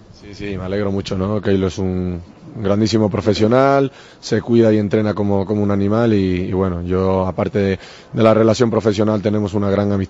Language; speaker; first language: Spanish; native; Spanish